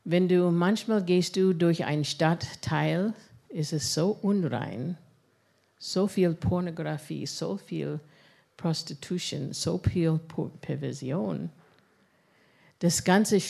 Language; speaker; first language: German; non-native, fluent; English